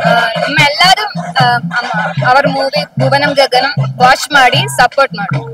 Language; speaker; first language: Kannada; non-native, learner; Malayalam